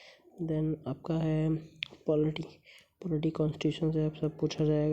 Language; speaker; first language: Hindi; native; Hindi